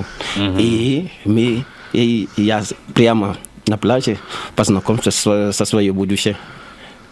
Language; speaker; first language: Russian; non-native, learner; Lingala